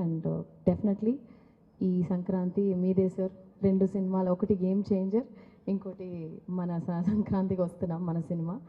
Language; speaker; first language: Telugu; early bilingual, heritage; Telugu